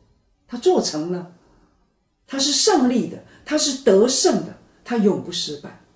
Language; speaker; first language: Chinese; native; Chinese